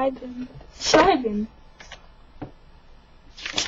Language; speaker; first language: German; non-native, learner; English